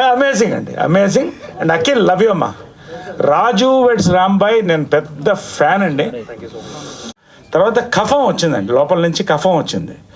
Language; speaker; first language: Telugu; native; Telugu